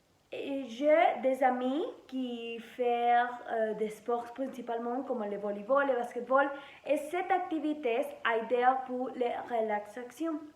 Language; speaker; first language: French; non-native, learner; Spanish